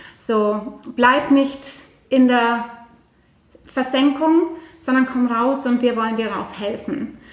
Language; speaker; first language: German; non-native, fluent; Norwegian